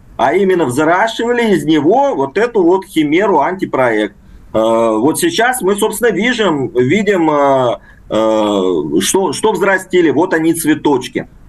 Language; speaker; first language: Russian; native; Russian